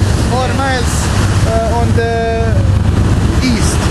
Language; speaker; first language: English; non-native, learner; Croatian